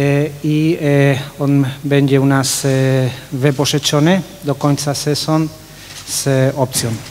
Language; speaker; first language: Polish; non-native, learner; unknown